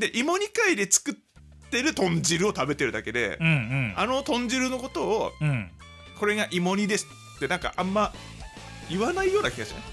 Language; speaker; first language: Japanese; native; Japanese